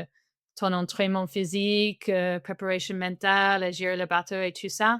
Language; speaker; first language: French; non-native, fluent; English